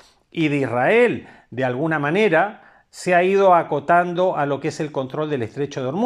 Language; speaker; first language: Spanish; native; Spanish